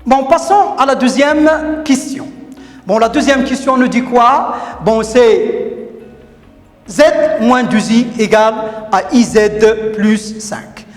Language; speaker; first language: French; non-native, local second language; Arabic